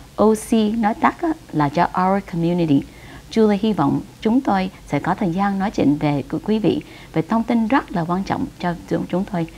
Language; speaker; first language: Vietnamese; early bilingual, heritage; Vietnamese